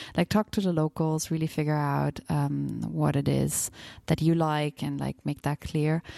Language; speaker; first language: English; non-native, fluent; German